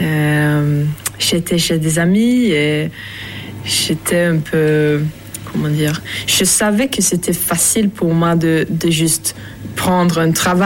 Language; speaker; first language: French; non-native, fluent; Swedish